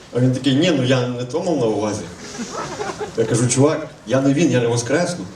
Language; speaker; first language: Ukrainian; native; Ukrainian